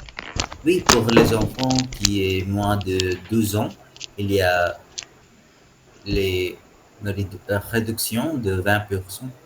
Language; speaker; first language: French; non-native, fluent; Hindi